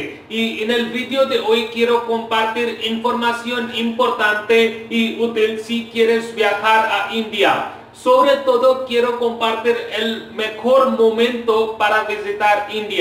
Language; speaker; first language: Spanish; non-native, fluent; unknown